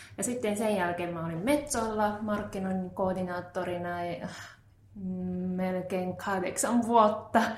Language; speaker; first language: Finnish; non-native, fluent; Japanese